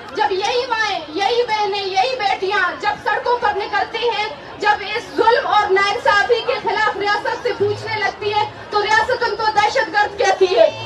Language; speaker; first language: Urdu; non-native, local second language; Baluchi